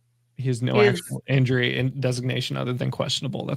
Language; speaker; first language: English; native; English